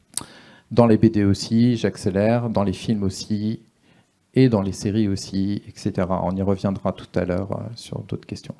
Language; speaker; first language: French; native; French